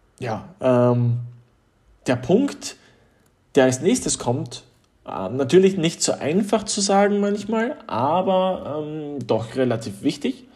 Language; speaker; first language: German; early bilingual, other home language; Polish